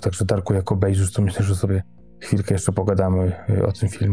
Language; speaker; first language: Polish; native; Polish